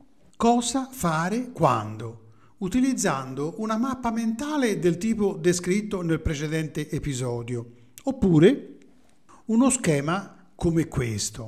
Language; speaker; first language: Italian; native; Italian